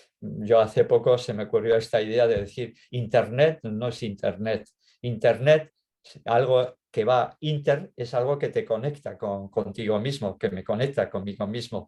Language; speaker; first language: Spanish; native; Spanish